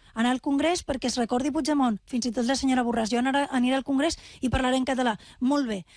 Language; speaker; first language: Catalan; non-native, local second language; Spanish